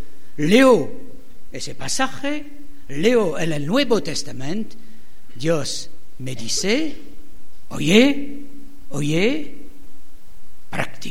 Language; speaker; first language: Spanish; non-native, fluent; French